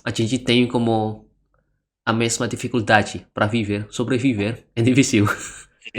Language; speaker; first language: Portuguese; non-native, learner; Indonesian